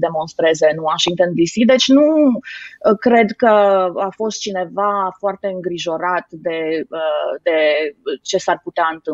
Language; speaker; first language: Romanian; native; Romanian